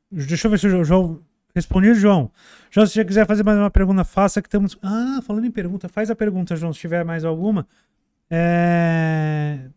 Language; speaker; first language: Portuguese; native; Portuguese